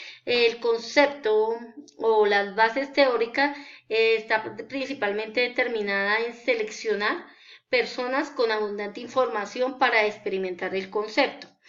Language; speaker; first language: Spanish; native; Spanish